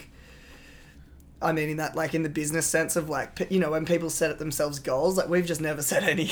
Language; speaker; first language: English; native; English